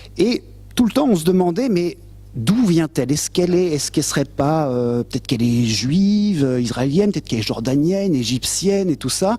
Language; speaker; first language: French; native; French